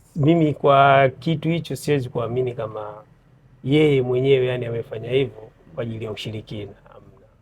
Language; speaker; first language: Swahili; native; Swahili